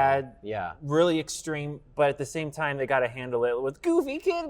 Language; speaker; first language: English; native; English